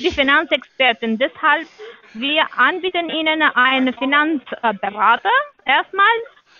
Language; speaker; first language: German; non-native, learner; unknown